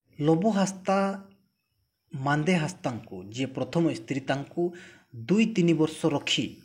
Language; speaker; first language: Odia; non-native, local second language; Santali